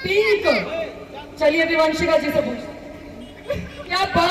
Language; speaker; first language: Hindi; native; Hindi